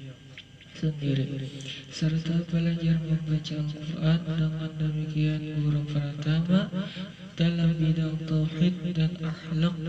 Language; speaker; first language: Indonesian; native; Indonesian